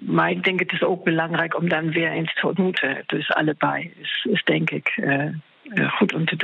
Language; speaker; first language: Dutch; non-native, fluent; German